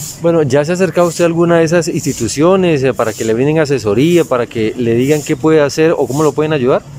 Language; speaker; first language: Spanish; native; Spanish